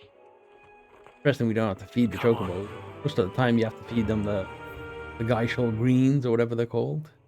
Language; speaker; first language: English; native; English